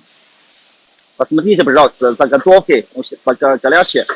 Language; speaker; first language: Russian; non-native, learner; Chinese